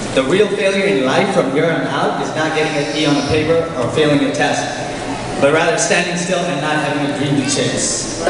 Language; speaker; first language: English; non-native, local second language; Nepali